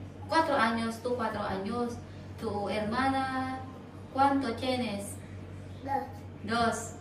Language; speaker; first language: Spanish; non-native, learner; Filipino